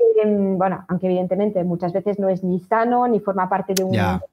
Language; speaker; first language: Spanish; non-native, fluent; French